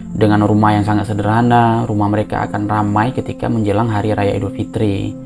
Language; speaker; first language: Indonesian; non-native, local second language; Achinese